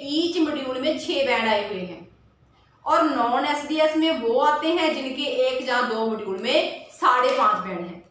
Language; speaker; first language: Hindi; non-native, local second language; Punjabi